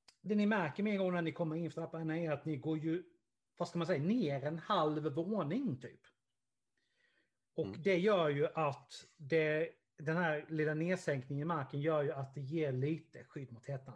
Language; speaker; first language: Swedish; native; Swedish